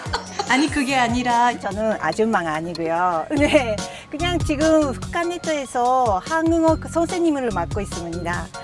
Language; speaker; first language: Korean; non-native, fluent; Japanese